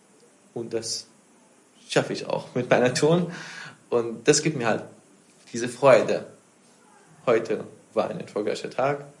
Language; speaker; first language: German; non-native, fluent; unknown